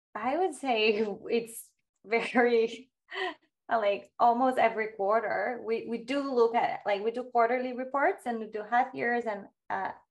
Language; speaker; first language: English; non-native, fluent; Portuguese